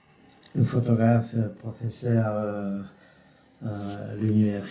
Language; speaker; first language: French; non-native, fluent; Czech